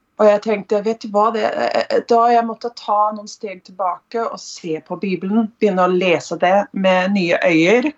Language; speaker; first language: Norwegian; non-native, fluent; English